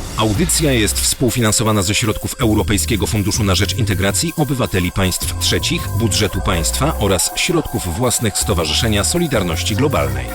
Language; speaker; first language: Polish; native; Polish